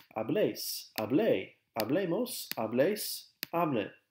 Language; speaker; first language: Spanish; non-native, fluent; English